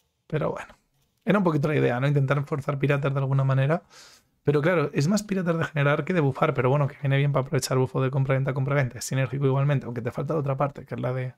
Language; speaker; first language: Spanish; native; Spanish